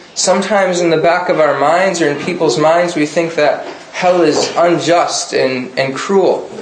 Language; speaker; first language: English; native; English